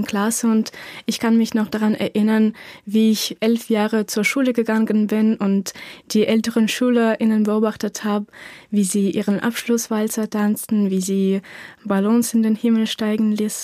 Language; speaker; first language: German; non-native, fluent; Ukrainian